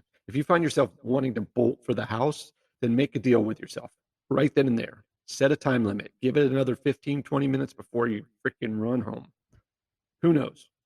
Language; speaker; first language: English; native; English